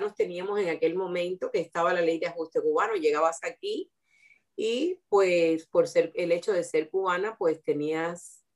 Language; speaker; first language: Spanish; native; Spanish